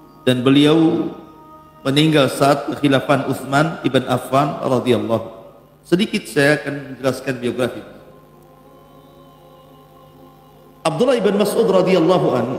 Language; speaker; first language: Indonesian; native; Indonesian